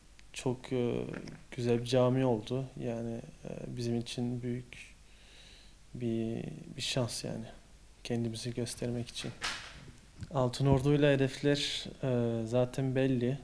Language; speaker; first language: Turkish; early bilingual, heritage; Turkish